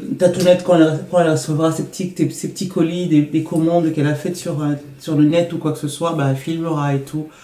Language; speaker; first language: French; non-native, local second language; Lingala